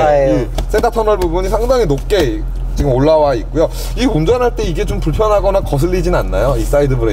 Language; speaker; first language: Korean; native; Korean